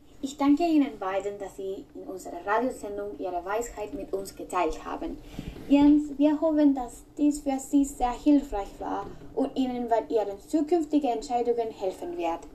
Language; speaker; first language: German; non-native, learner; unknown